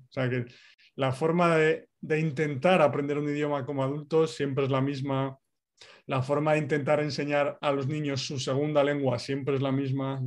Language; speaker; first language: Spanish; native; Spanish